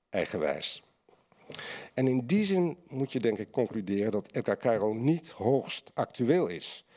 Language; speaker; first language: Dutch; native; Dutch